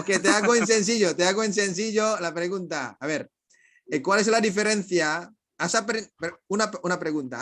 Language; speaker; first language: Spanish; non-native, fluent; Indonesian